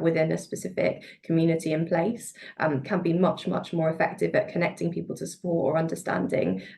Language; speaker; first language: English; native; English